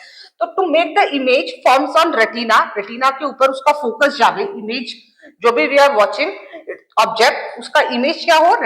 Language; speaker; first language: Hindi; native; Hindi